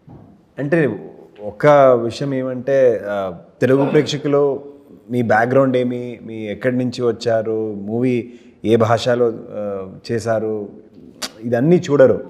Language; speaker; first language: Telugu; non-native, learner; Kannada